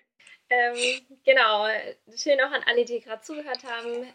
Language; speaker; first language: German; native; German